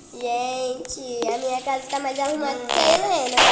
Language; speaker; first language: Portuguese; native; Portuguese